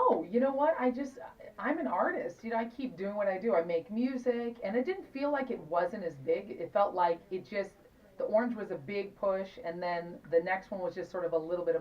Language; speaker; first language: English; native; English